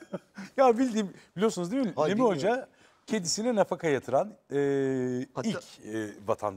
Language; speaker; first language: Turkish; native; Turkish